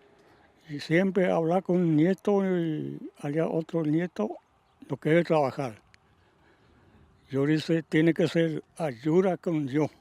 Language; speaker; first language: Spanish; non-native, local second language; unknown